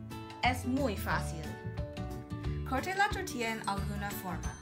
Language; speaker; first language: Spanish; non-native, learner; English